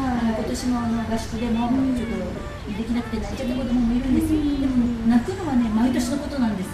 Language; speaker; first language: Japanese; native; Japanese